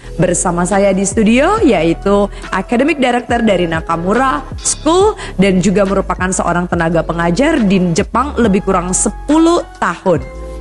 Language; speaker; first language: Indonesian; native; Indonesian